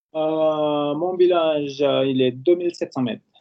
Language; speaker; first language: French; non-native, fluent; Nepali